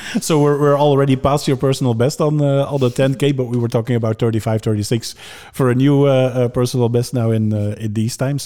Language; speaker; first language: English; non-native, fluent; Dutch